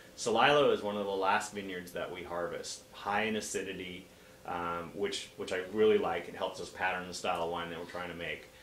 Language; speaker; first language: English; native; English